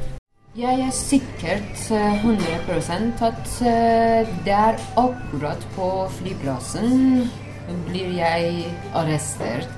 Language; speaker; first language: Norwegian; non-native, learner; Persian